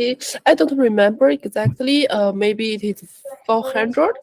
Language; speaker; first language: English; non-native, learner; Chinese